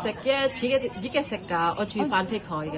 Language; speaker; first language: Cantonese; non-native, learner; Indonesian